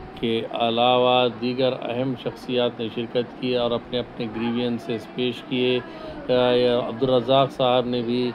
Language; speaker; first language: Urdu; native; Urdu